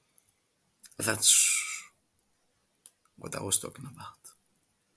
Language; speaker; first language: English; non-native, fluent; Greek